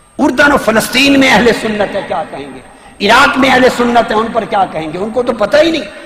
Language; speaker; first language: Urdu; native; Urdu